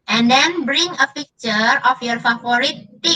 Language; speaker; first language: English; non-native, learner; Indonesian